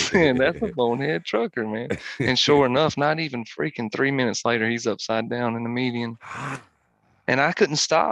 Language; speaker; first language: English; native; English